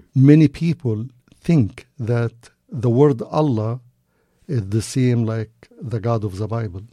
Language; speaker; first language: English; non-native, fluent; Arabic